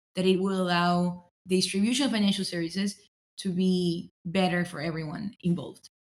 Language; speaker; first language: English; non-native, fluent; Spanish